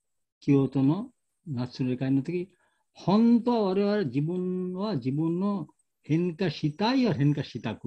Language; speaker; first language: Japanese; non-native, learner; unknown